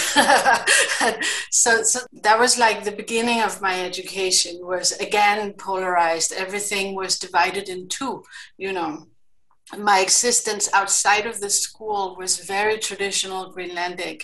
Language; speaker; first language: English; non-native, fluent; Kalaallisut